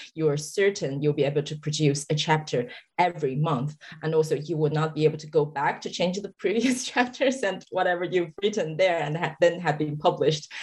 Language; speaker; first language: English; non-native, fluent; Chinese